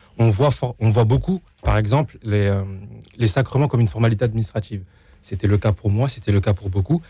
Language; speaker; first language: French; native; French